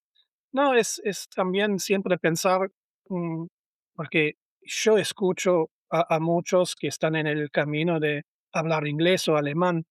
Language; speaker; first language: Spanish; non-native, learner; German